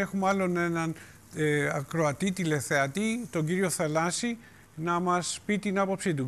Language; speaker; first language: Greek; native; Greek